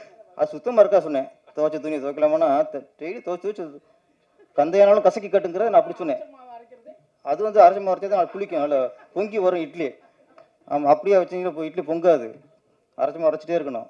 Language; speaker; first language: Tamil; native; Tamil